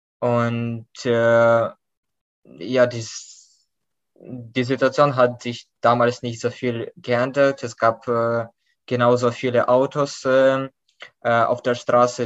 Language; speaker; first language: German; non-native, fluent; Ukrainian